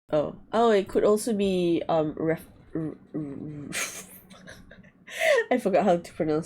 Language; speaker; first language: English; non-native, learner; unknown